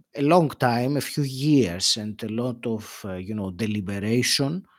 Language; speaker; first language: English; non-native, fluent; Greek